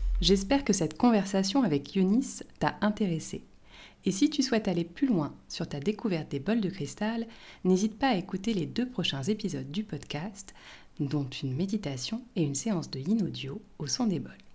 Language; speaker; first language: French; native; French